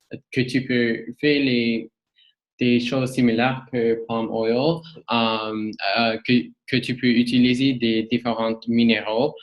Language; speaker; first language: French; non-native, learner; English